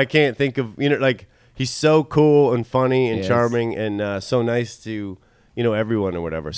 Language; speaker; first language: English; native; English